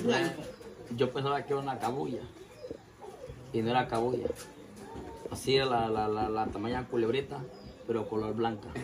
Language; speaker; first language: Spanish; native; Spanish